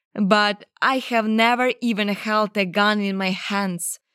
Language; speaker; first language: English; non-native, fluent; Ukrainian